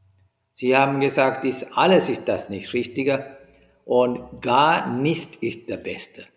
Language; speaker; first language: German; non-native, fluent; Sinhala